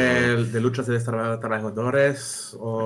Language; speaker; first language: Spanish; non-native, learner; French